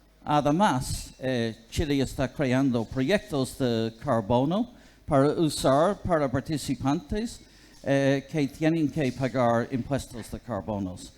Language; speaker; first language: Spanish; non-native, fluent; English